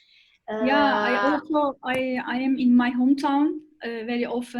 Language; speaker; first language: English; non-native, fluent; Turkish